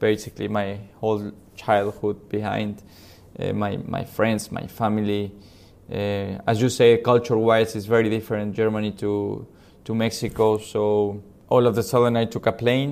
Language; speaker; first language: English; non-native, fluent; Spanish